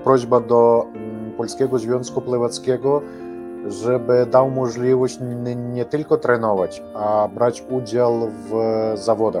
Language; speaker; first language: Polish; non-native, learner; Ukrainian